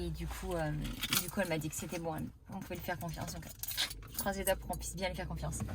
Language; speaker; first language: French; native; French